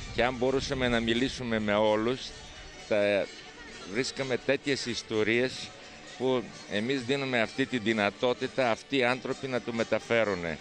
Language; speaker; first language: Greek; non-native, fluent; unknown